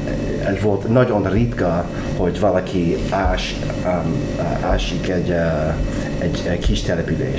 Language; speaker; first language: Hungarian; non-native, learner; English